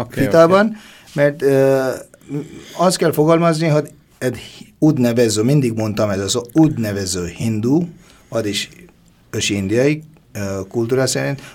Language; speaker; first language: Hungarian; non-native, fluent; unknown